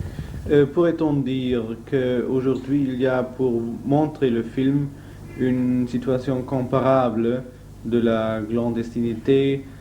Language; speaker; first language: French; non-native, fluent; German